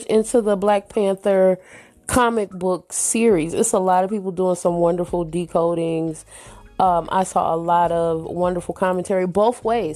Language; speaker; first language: English; native; English